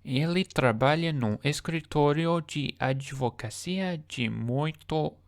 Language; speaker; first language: Portuguese; non-native, learner; English